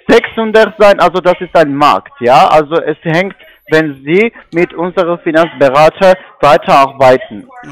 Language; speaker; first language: German; non-native, learner; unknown